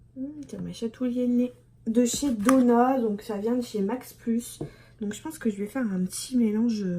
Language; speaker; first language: French; native; French